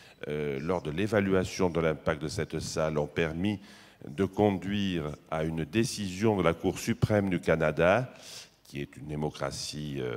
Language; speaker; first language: French; native; French